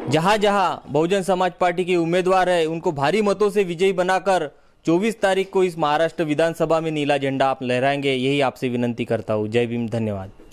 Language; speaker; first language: Hindi; non-native, local second language; Marathi